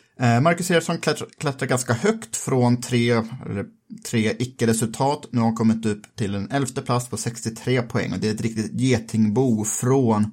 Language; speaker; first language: Swedish; native; Swedish